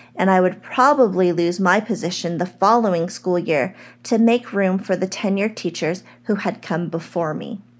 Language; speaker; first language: English; native; English